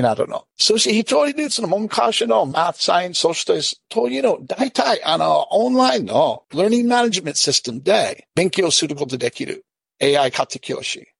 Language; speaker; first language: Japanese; non-native, fluent; English